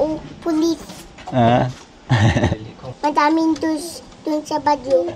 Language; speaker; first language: Filipino; non-native, local second language; Iloko